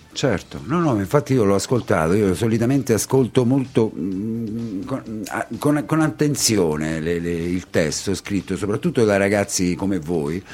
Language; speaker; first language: Italian; native; Italian